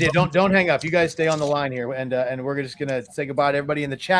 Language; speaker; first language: English; native; English